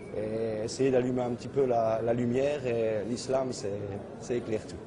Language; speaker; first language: French; native; French